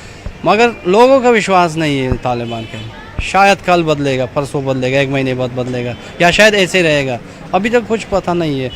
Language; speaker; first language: Hindi; non-native, learner; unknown